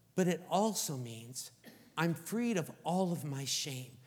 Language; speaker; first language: English; native; English